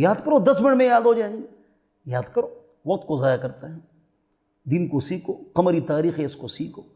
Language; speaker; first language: Urdu; non-native, local second language; Pashto